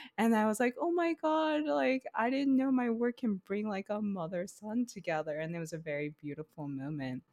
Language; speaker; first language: English; early bilingual, other home language; Chinese